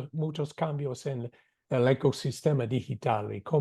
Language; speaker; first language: Spanish; non-native, fluent; English